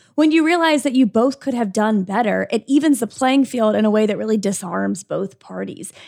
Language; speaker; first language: English; native; English